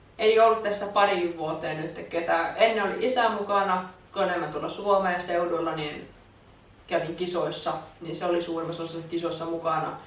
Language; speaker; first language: Finnish; native; Finnish